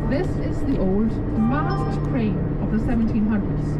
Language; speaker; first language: English; non-native, fluent; Danish